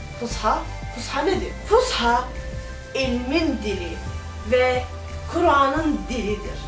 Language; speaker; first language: Turkish; non-native, learner; Arabic